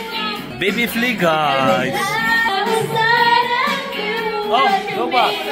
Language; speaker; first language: English; non-native, learner; Polish